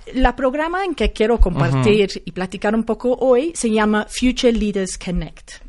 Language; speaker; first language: Spanish; non-native, fluent; English